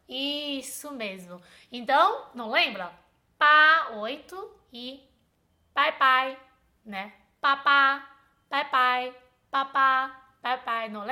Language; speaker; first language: Portuguese; non-native, fluent; Chinese